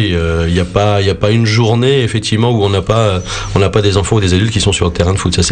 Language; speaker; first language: French; native; French